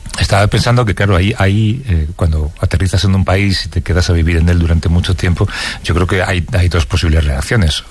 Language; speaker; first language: Spanish; native; Spanish